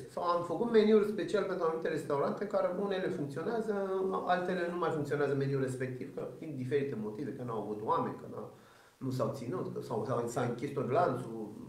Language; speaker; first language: Romanian; early bilingual, other home language; Persian